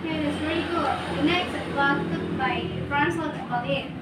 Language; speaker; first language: English; non-native, learner; Indonesian